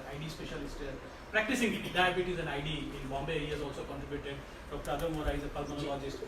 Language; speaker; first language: English; non-native, local second language; Gujarati